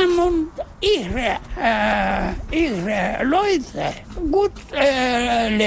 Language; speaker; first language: German; non-native, learner; Russian